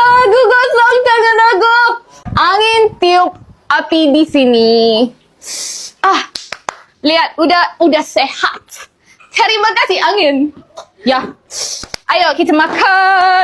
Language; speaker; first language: Indonesian; non-native, learner; English